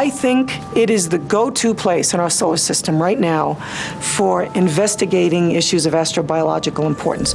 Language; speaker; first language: English; native; English